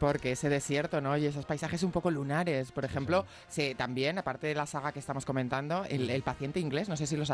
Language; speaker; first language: Spanish; native; Spanish